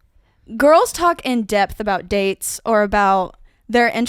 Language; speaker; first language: English; native; English